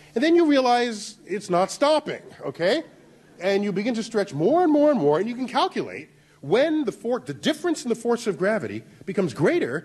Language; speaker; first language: English; native; English